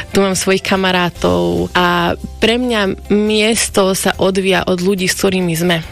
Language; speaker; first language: Slovak; non-native, local second language; Hungarian